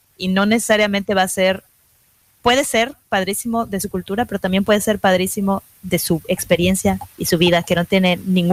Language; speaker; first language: Spanish; native; Spanish